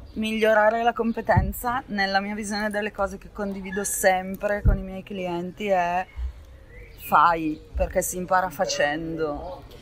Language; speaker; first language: Italian; native; Italian